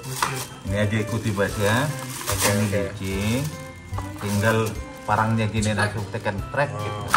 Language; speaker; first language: Indonesian; native; Indonesian